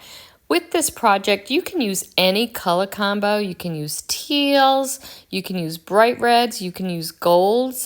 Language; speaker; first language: English; native; English